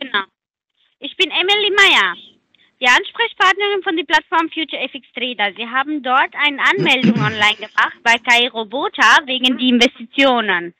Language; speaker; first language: German; non-native, learner; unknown